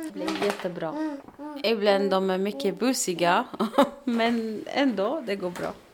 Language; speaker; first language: Swedish; non-native, learner; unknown